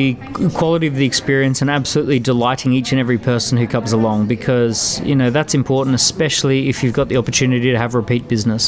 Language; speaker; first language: English; native; English